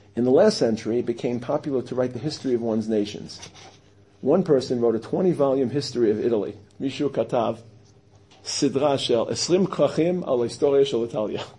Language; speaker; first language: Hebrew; non-native, fluent; English